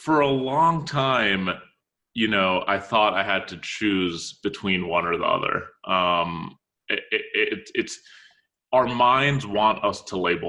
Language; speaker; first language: English; native; English